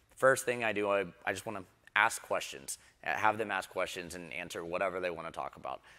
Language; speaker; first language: English; native; English